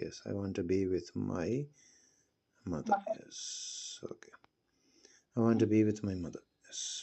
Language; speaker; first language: English; non-native, local second language; Malayalam